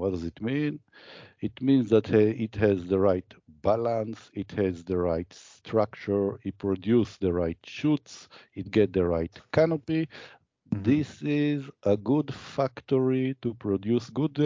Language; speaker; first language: English; non-native, fluent; Hebrew